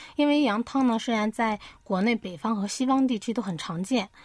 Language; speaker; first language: Chinese; native; Chinese